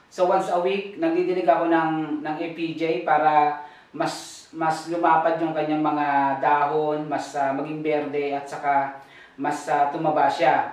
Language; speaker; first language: Filipino; non-native, local second language; Bikol